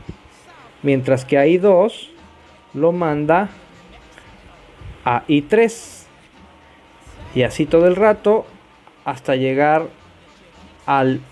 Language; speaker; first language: Spanish; native; Spanish